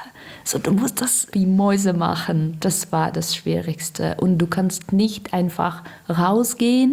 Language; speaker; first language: German; non-native, learner; Russian